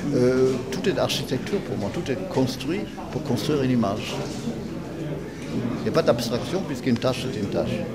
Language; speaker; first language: French; non-native, fluent; German